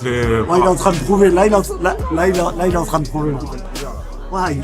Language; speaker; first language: French; native; French